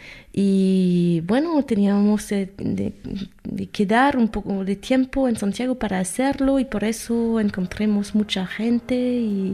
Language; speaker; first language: Spanish; non-native, fluent; French